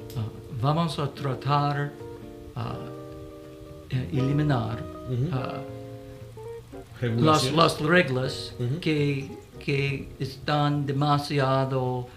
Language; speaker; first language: Spanish; non-native, learner; English